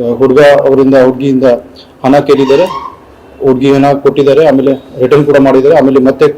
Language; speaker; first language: Kannada; non-native, local second language; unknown